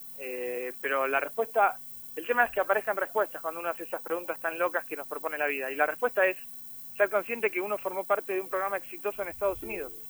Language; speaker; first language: Spanish; native; Spanish